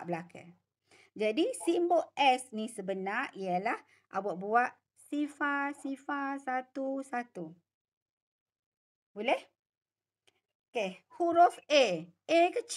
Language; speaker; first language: Malay; native; Malay